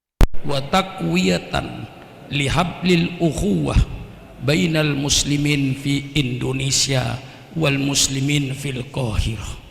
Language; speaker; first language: Arabic; non-native, fluent; Indonesian